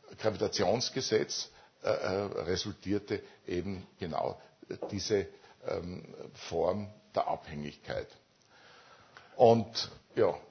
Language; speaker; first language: German; native; German